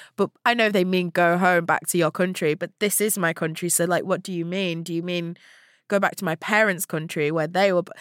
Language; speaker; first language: English; native; English